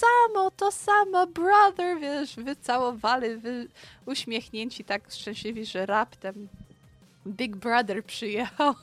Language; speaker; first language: Polish; early bilingual, heritage; Polish